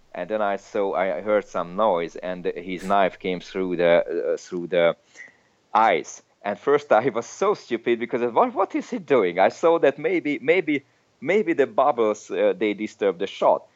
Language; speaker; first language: English; non-native, fluent; Hungarian